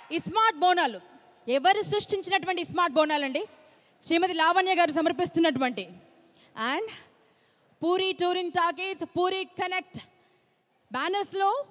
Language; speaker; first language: Telugu; native; Telugu